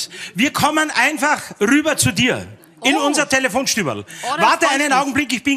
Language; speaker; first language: German; native; German